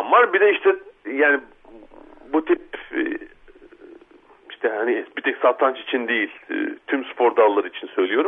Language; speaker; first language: Turkish; native; Turkish